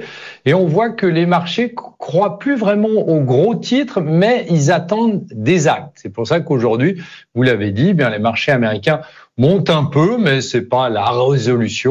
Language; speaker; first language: French; native; French